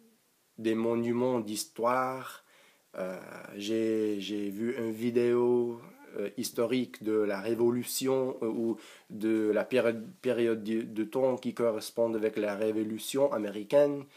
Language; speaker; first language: French; non-native, learner; English